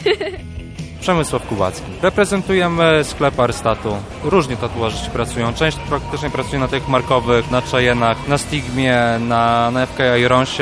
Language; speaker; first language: Polish; native; Polish